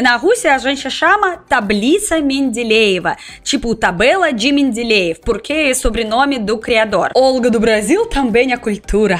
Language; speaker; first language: Portuguese; non-native, fluent; Russian